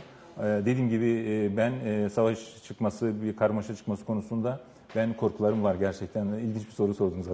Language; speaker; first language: Turkish; native; Turkish